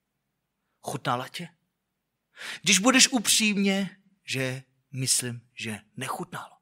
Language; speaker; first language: Czech; non-native, fluent; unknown